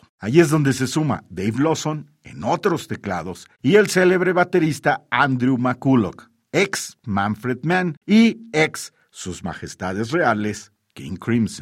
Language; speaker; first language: Spanish; native; Spanish